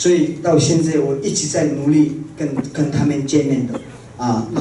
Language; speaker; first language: Chinese; non-native, fluent; Tibetan